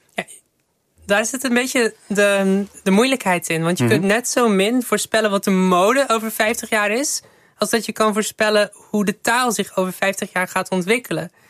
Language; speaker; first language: Dutch; native; Dutch